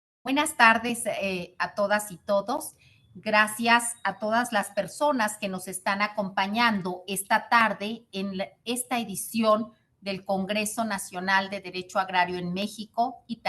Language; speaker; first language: Spanish; native; Spanish